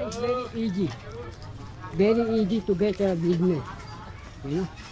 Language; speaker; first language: English; non-native, learner; Hindi